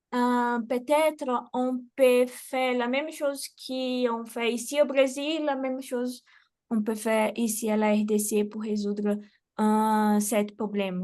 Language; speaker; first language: French; non-native, fluent; Portuguese